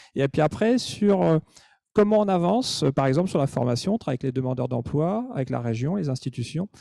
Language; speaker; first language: French; native; French